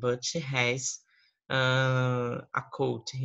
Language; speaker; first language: English; non-native, fluent; Portuguese